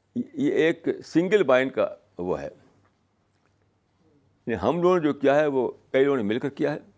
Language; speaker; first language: Urdu; native; Urdu